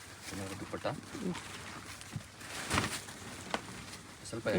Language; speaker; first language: Kannada; non-native, local second language; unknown